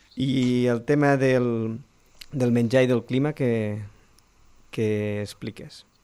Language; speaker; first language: Catalan; native; Catalan